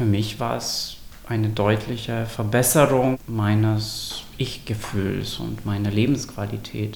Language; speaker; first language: German; non-native, local second language; Romanian